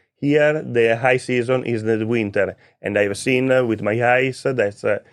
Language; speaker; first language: English; non-native, learner; Italian